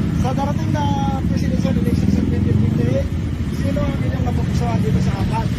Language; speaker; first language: Filipino; native; Filipino